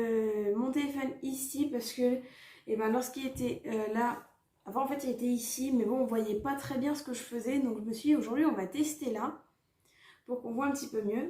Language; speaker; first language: French; native; French